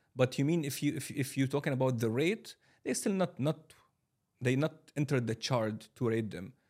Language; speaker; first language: English; non-native, fluent; Arabic